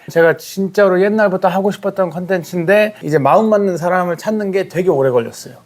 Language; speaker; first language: Korean; early bilingual, heritage; Korean